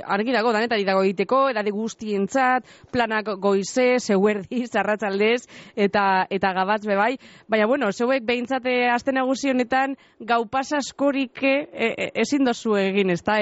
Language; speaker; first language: Basque; native; Basque